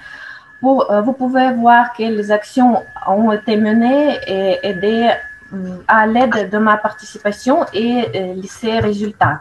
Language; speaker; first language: French; non-native, fluent; Russian